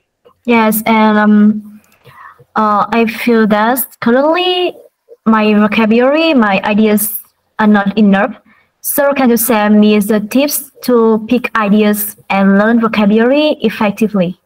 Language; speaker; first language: English; non-native, learner; Vietnamese